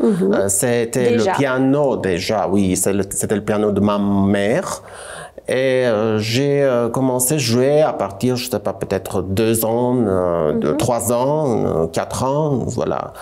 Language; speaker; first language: French; non-native, fluent; Armenian